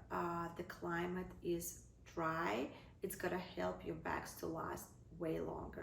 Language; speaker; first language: English; non-native, fluent; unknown